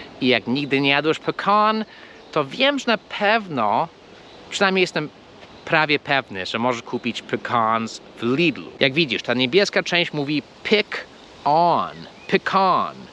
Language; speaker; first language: Polish; non-native, fluent; English